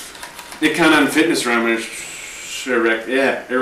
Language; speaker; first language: German; non-native, learner; English